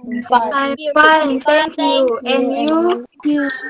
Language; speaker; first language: English; non-native, learner; Indonesian